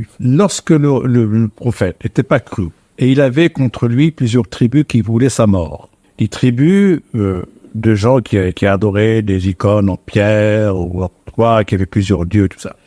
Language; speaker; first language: French; non-native, local second language; Arabic